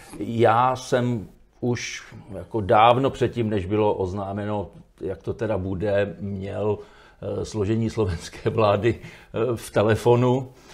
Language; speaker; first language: Czech; native; Czech